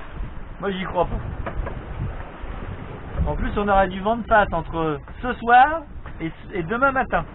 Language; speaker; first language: French; native; French